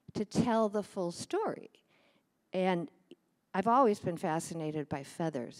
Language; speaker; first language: English; native; English